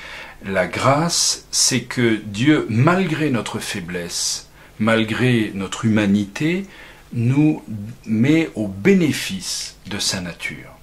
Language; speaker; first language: French; native; French